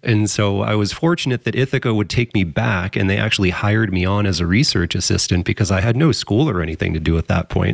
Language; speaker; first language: English; native; English